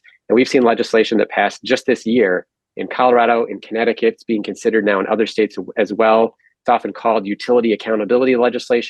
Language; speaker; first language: English; native; English